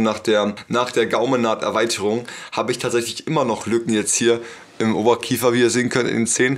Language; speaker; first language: German; native; German